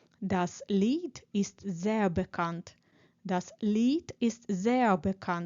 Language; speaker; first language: German; non-native, fluent; Ukrainian